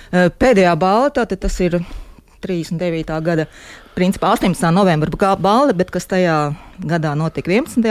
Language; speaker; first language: Latvian; native; Latvian